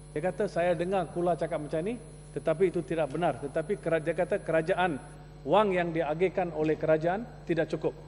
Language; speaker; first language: Malay; non-native, local second language; Tamil